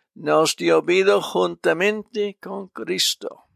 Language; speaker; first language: Spanish; non-native, fluent; English